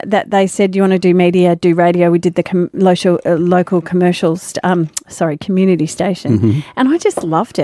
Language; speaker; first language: English; native; English